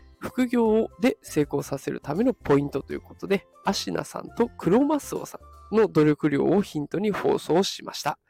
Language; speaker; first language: Japanese; native; Japanese